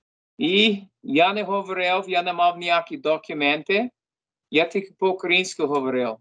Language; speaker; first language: Ukrainian; early bilingual, heritage; Ukrainian